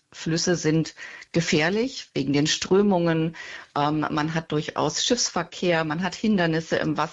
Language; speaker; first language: German; native; German